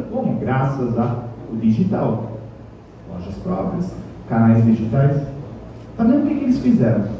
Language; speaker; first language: Portuguese; non-native, fluent; Italian